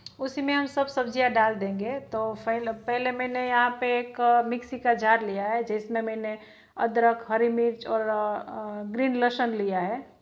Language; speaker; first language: Hindi; non-native, local second language; Gujarati